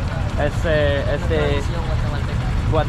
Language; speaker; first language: Spanish; non-native, learner; English